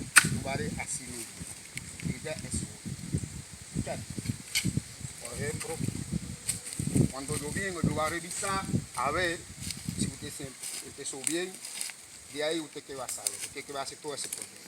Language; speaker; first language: Spanish; non-native, local second language; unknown